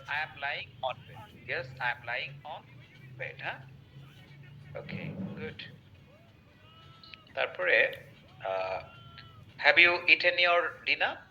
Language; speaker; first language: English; non-native, fluent; Bangla